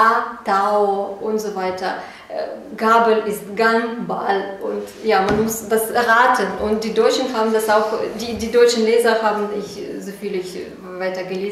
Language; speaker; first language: German; non-native, fluent; Russian